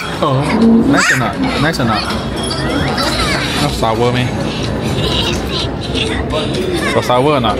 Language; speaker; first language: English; non-native, local second language; Chinese